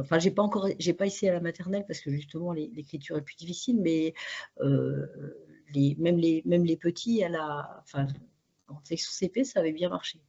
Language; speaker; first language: French; native; French